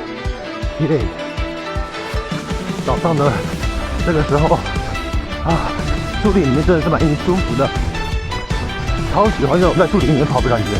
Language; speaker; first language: Chinese; native; Chinese